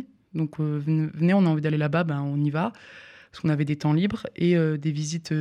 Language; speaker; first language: French; native; French